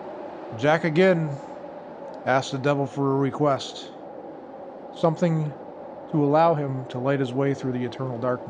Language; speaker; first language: English; native; English